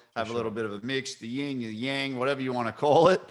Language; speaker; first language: English; native; English